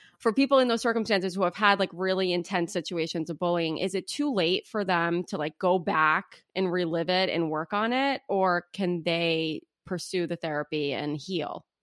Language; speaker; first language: English; native; English